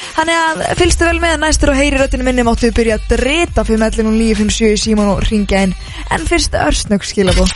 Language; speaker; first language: Icelandic; native; Icelandic